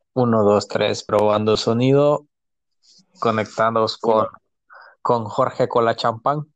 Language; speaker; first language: Spanish; native; Spanish